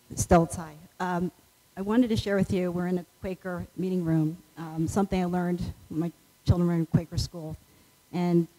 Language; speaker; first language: English; native; English